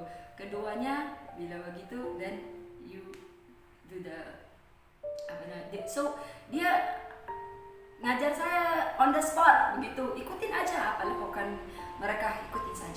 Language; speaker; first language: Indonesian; non-native, fluent; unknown